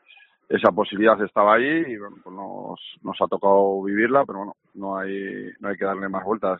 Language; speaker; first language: Spanish; native; Spanish